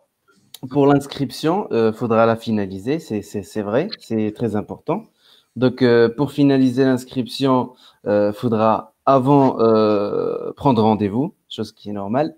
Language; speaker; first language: French; non-native, local second language; Arabic